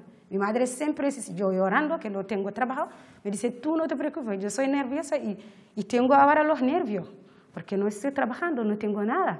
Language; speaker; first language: Spanish; non-native, learner; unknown